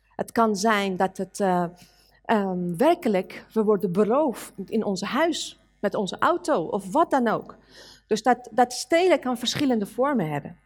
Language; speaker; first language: Dutch; non-native, fluent; Persian